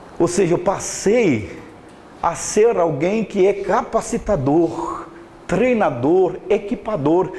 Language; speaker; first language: Portuguese; native; Portuguese